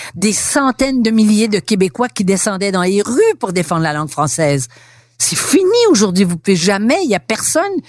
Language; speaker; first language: French; native; French